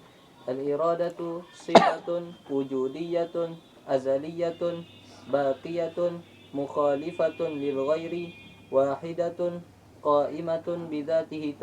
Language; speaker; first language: Arabic; non-native, learner; Malay